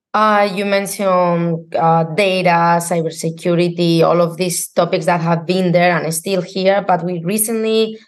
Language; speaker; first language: English; non-native, fluent; Spanish